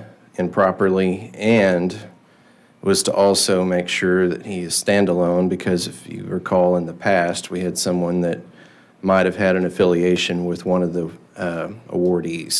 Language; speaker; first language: English; native; English